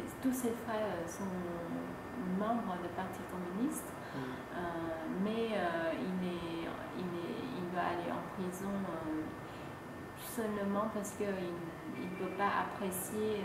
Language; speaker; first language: French; non-native, fluent; Vietnamese